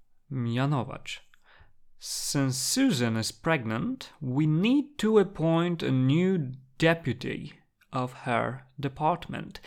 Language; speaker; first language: English; non-native, fluent; Polish